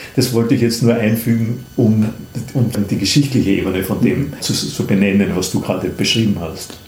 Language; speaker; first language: German; native; German